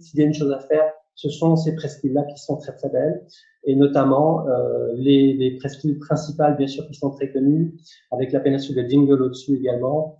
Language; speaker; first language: French; native; French